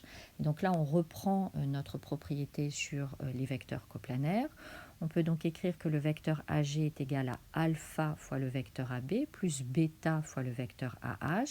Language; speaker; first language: French; native; French